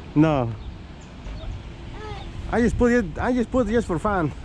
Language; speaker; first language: English; non-native, learner; Spanish